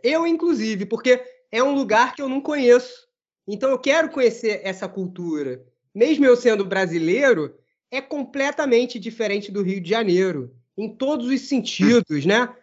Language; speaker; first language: Portuguese; native; Portuguese